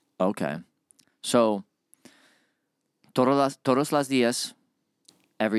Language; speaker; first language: Spanish; non-native, learner; English